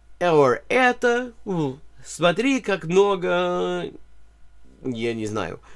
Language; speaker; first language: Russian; non-native, fluent; English